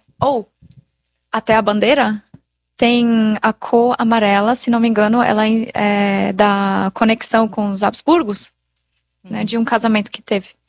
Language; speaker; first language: Portuguese; non-native, fluent; German